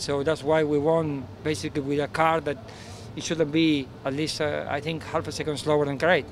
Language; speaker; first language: English; non-native, fluent; Spanish